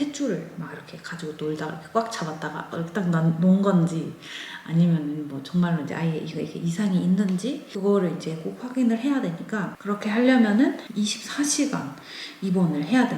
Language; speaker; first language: Korean; native; Korean